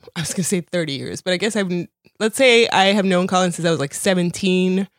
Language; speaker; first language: English; early bilingual, other home language; Spanish